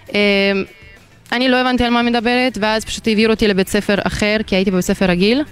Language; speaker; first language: Hebrew; non-native, fluent; Azerbaijani